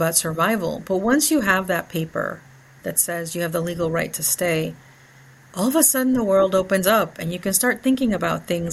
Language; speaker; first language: English; early bilingual, other home language; Spanish